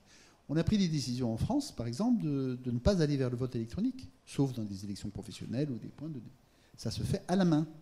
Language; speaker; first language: French; native; French